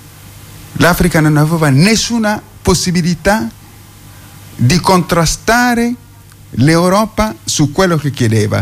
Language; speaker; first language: Italian; non-native, fluent; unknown